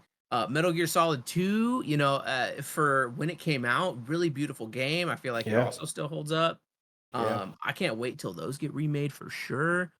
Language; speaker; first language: English; native; English